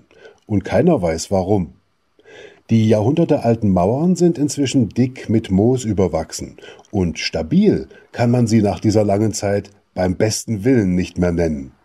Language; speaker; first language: German; native; German